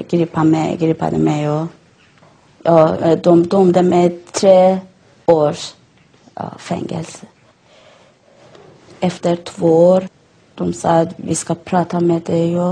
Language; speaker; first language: Swedish; non-native, learner; Persian